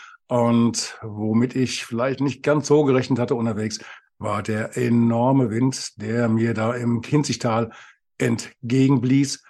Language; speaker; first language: German; native; German